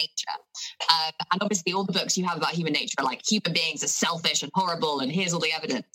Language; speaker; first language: English; native; English